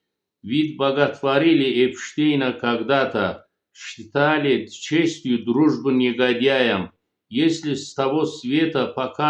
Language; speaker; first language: Russian; non-native, fluent; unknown